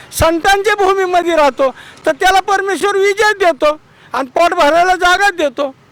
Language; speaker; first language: Marathi; non-native, local second language; Hindi